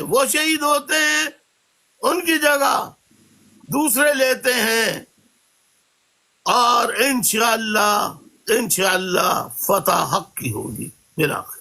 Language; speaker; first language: Urdu; native; Urdu